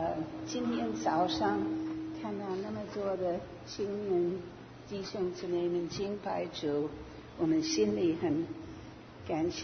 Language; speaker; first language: Chinese; non-native, fluent; English